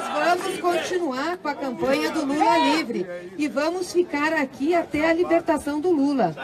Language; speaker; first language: Portuguese; native; Portuguese